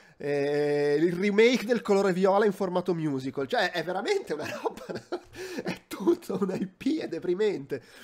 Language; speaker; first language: Italian; native; Italian